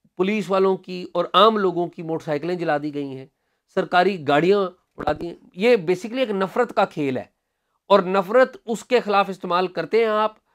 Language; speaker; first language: Urdu; non-native, local second language; Punjabi